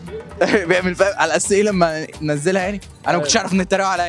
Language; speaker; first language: Arabic; native; Arabic